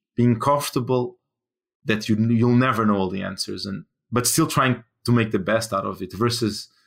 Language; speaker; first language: English; non-native, fluent; Portuguese